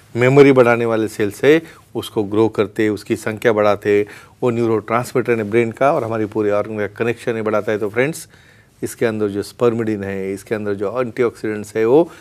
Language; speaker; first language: Hindi; non-native, local second language; Marathi